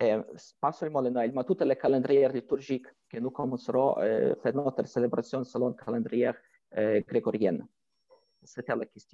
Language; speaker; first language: French; non-native, fluent; Ukrainian